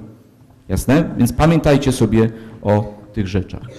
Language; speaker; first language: Polish; native; Polish